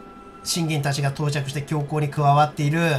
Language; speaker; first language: Japanese; native; Japanese